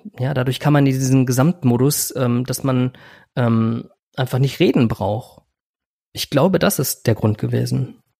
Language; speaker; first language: German; native; German